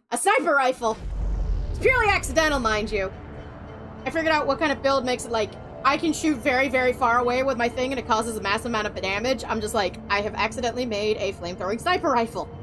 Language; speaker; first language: English; native; English